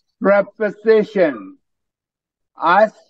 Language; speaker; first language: English; non-native, fluent; Tamil